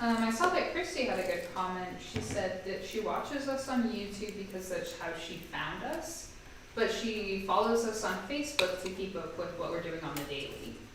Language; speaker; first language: English; native; English